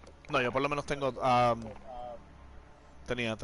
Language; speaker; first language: Spanish; early bilingual, heritage; Spanish